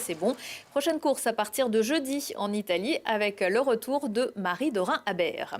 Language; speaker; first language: French; native; French